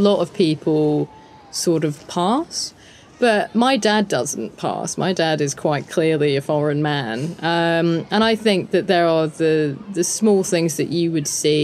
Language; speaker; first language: English; native; English